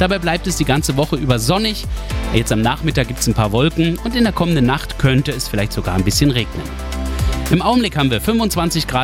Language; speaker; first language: German; native; German